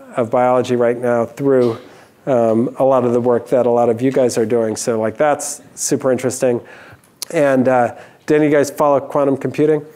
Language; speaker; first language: English; native; English